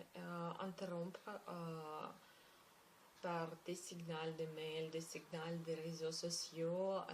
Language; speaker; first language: French; non-native, learner; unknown